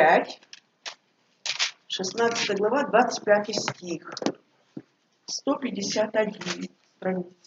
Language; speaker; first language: Russian; native; Russian